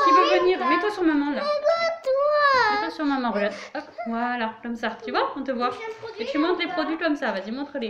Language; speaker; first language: French; native; French